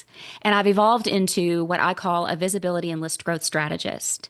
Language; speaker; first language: English; native; English